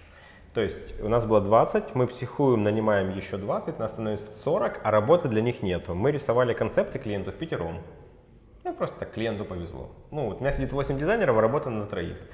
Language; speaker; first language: Russian; native; Russian